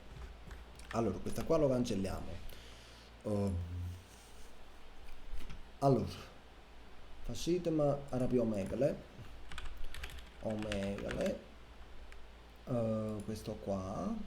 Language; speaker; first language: Italian; native; Italian